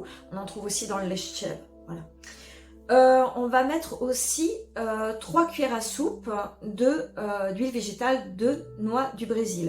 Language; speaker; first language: French; native; French